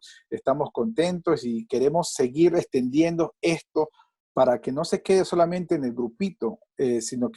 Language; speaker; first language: Spanish; native; Spanish